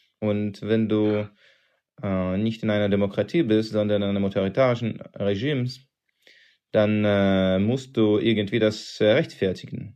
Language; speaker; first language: German; non-native, fluent; Russian